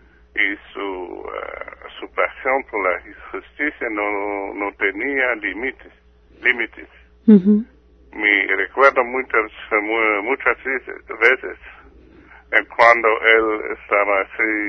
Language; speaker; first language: Spanish; non-native, fluent; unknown